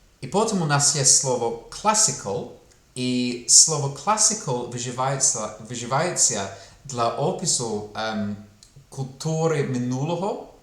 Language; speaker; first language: Ukrainian; non-native, fluent; English